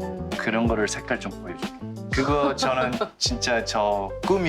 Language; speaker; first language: Korean; early bilingual, heritage; English